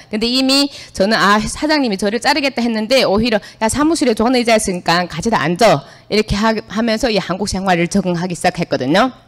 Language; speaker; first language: Korean; native; Korean